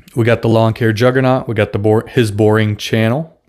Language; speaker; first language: English; non-native, fluent; Russian